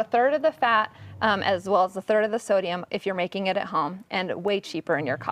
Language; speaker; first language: English; native; English